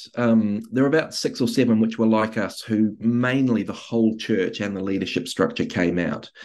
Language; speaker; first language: English; native; English